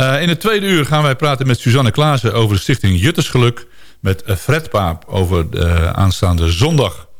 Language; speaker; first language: Dutch; native; Dutch